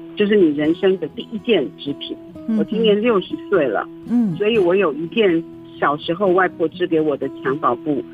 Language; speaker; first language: Chinese; native; Chinese